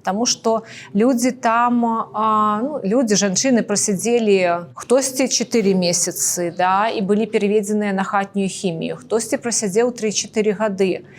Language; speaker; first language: Belarusian; non-native, local second language; Russian